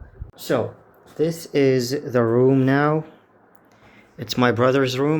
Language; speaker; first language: English; non-native, fluent; Arabic